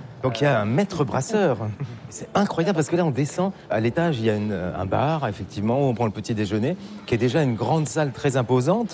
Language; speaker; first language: French; native; French